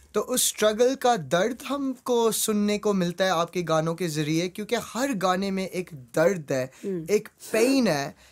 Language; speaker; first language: Hindi; early bilingual, heritage; Urdu